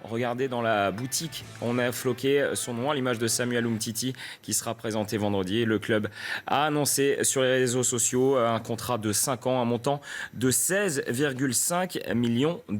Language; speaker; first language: French; native; French